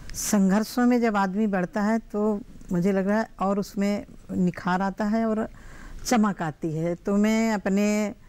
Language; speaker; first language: Hindi; native; Hindi